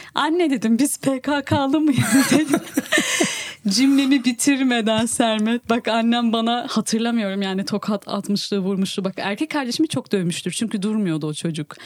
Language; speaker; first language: Turkish; early bilingual, heritage; Turkish